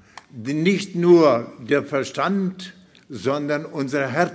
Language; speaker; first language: German; non-native, fluent; Russian